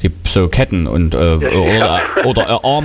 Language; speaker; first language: German; native; German